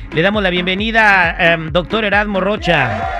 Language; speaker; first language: Spanish; native; Spanish